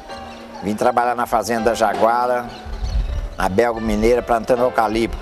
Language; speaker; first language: Portuguese; native; Portuguese